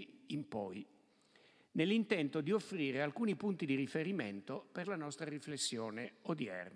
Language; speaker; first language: Italian; native; Italian